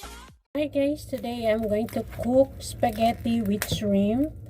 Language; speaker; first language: English; non-native, local second language; Filipino